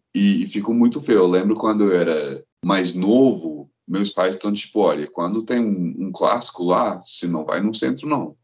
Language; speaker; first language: Portuguese; non-native, fluent; English